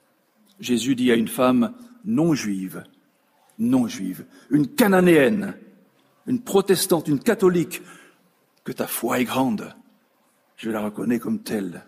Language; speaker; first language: French; native; French